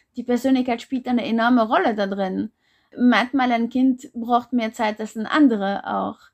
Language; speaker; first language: German; non-native, fluent; French